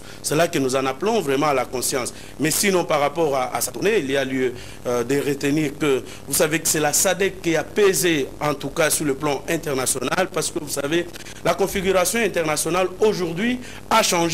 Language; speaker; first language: French; non-native, local second language; Lingala